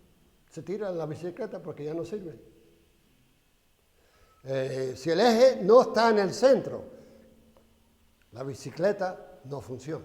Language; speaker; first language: Spanish; non-native, fluent; English